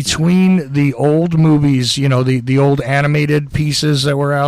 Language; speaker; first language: English; native; English